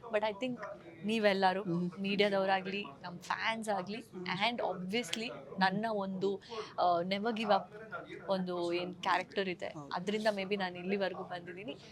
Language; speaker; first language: Kannada; non-native, local second language; Tulu